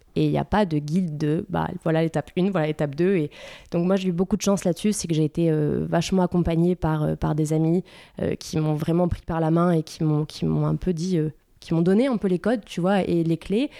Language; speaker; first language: French; native; French